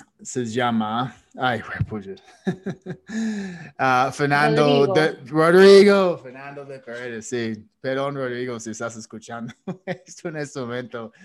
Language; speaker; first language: Spanish; non-native, fluent; English